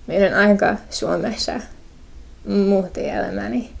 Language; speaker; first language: Finnish; non-native, learner; English